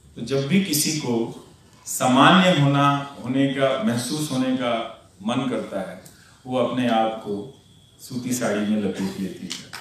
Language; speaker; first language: Hindi; non-native, local second language; Bhojpuri